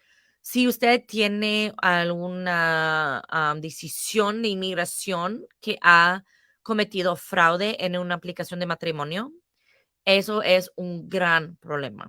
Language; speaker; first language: Spanish; non-native, fluent; English